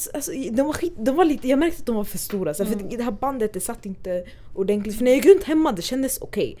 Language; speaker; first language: Swedish; early bilingual, other home language; Somali